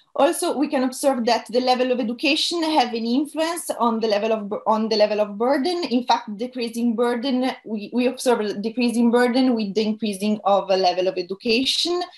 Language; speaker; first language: English; non-native, fluent; Italian